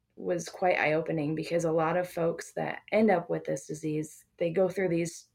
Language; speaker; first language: English; native; English